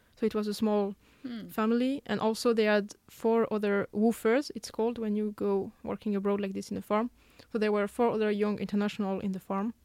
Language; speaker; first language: English; non-native, fluent; French